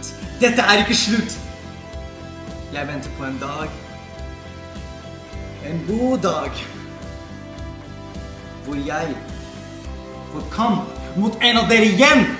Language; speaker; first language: Norwegian; non-native, fluent; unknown